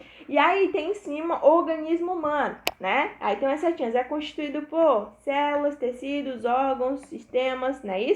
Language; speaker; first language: Portuguese; native; Portuguese